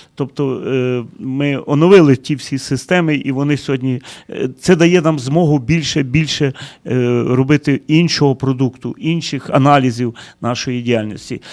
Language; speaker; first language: Ukrainian; early bilingual, heritage; Ukrainian